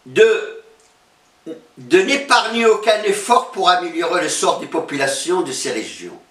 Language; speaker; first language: French; non-native, local second language; Arabic